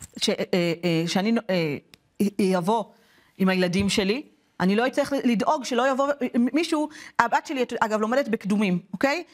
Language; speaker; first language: Hebrew; native; Hebrew